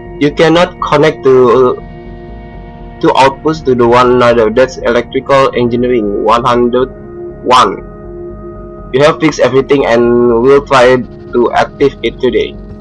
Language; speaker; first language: English; non-native, learner; Indonesian